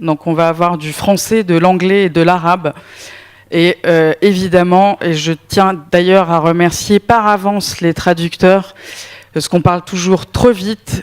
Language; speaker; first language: French; native; French